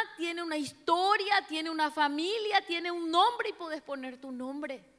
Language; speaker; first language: Spanish; non-native, local second language; Portuguese